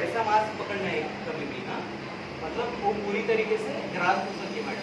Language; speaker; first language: Hindi; non-native, local second language; Marathi